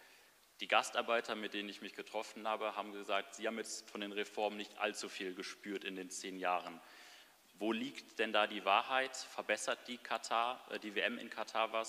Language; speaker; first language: German; native; German